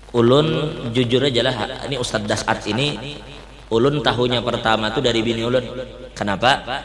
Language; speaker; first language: Indonesian; non-native, local second language; Banjar